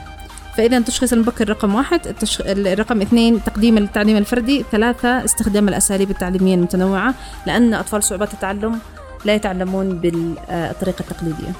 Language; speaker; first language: Arabic; native; Arabic